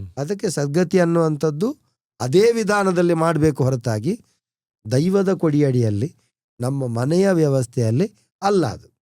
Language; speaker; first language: Kannada; non-native, local second language; Tulu